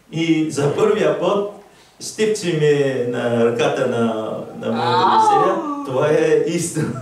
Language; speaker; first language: Bulgarian; non-native, learner; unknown